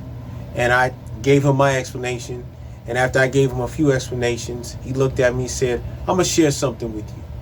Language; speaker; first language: English; native; English